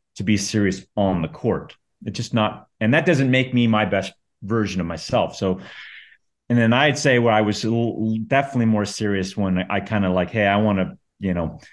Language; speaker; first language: English; native; English